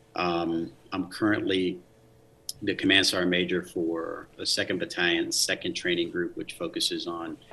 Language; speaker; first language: English; early bilingual, other home language; Spanish